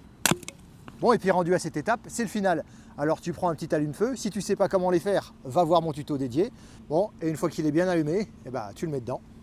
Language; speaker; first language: French; native; French